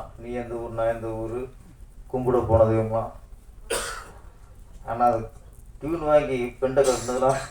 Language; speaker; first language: Tamil; native; Tamil